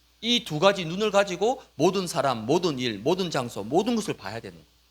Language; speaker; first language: Korean; native; Korean